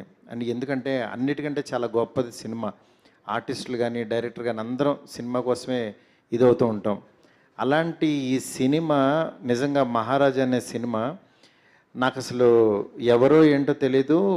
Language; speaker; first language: Telugu; native; Telugu